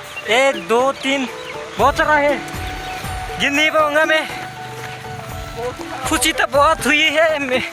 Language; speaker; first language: Hindi; non-native, local second language; Assamese